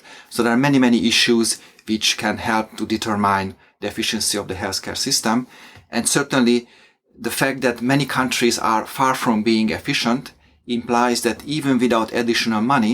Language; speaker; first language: English; non-native, fluent; Hungarian